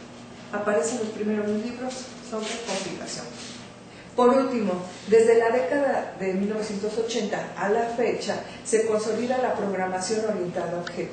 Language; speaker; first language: Spanish; native; Spanish